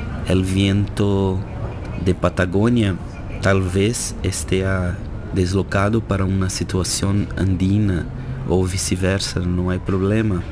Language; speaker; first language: Spanish; non-native, fluent; Portuguese